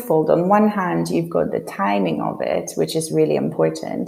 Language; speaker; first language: English; non-native, fluent; Polish